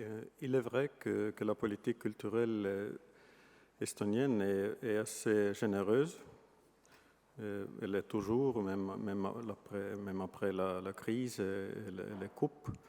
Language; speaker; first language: French; non-native, fluent; Estonian